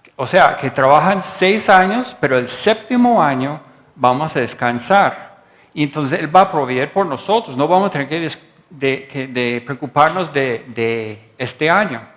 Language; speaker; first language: Spanish; non-native, fluent; English